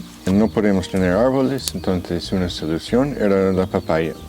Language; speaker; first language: Spanish; non-native, fluent; English